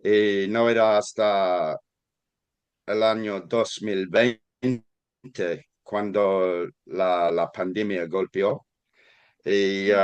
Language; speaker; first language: Spanish; non-native, fluent; English